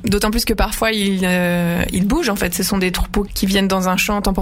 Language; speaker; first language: French; native; French